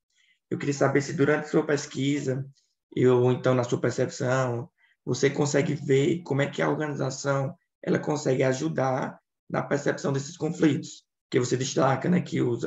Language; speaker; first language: Portuguese; native; Portuguese